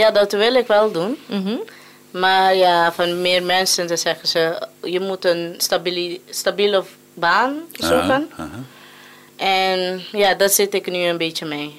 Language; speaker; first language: Dutch; non-native, local second language; Papiamento